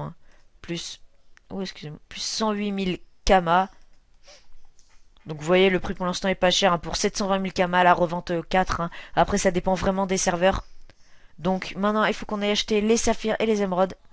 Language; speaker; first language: French; native; French